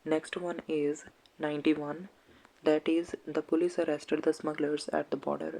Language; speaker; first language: English; non-native, local second language; Punjabi